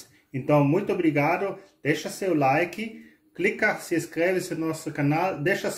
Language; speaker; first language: Portuguese; non-native, fluent; German